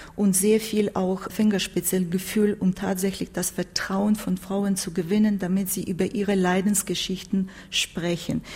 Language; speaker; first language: German; non-native, fluent; Turkish